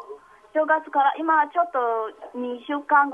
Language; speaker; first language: Japanese; non-native, learner; Chinese